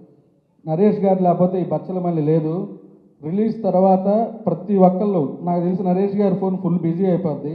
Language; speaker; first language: Telugu; native; Telugu